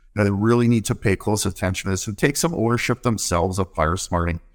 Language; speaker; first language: English; native; English